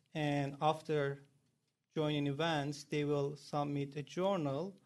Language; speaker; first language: English; non-native, fluent; Turkish